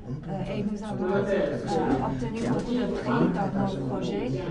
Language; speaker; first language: French; non-native, fluent; Chinese